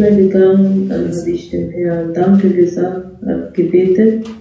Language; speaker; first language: German; non-native, fluent; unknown